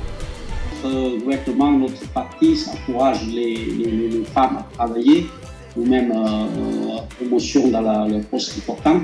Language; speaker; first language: French; non-native, learner; Lao